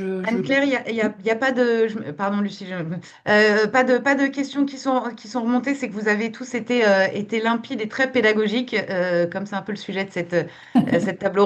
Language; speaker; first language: French; native; French